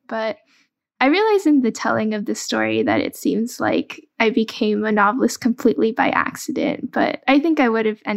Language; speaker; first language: English; early bilingual, other home language; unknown